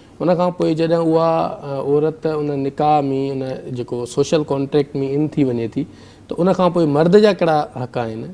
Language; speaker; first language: Sindhi; native; Sindhi